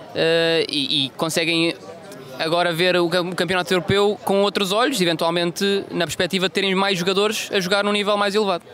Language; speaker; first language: Portuguese; native; Portuguese